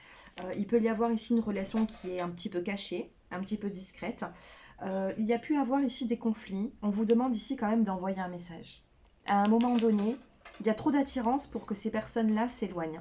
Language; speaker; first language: French; native; French